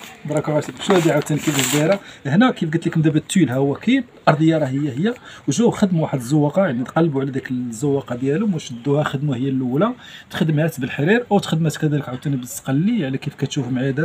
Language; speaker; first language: Arabic; native; Arabic